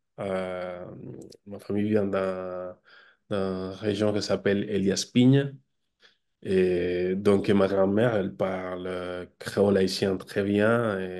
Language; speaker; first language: French; non-native, fluent; Spanish